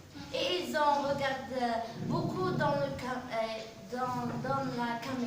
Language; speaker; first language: French; non-native, learner; Arabic